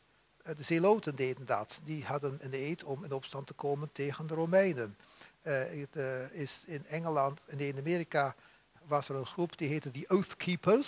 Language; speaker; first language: Dutch; native; Dutch